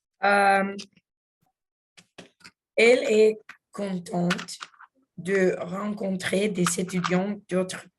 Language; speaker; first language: French; non-native, learner; Spanish